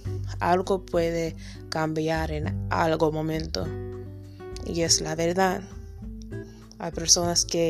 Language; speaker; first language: Spanish; non-native, learner; English